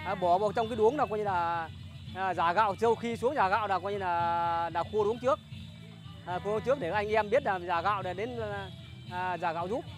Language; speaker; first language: Vietnamese; non-native, local second language; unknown